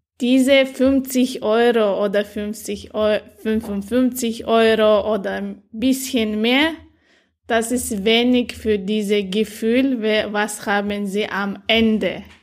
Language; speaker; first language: German; non-native, learner; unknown